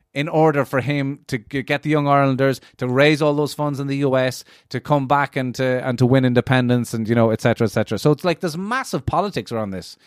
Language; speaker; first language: English; native; English